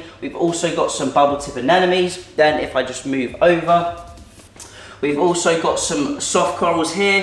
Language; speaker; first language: English; native; English